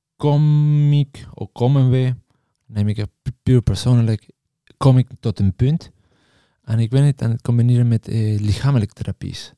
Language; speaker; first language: Dutch; non-native, fluent; Spanish